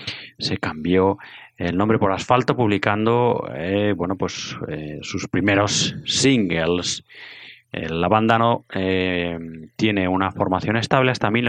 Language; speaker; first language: Spanish; native; Spanish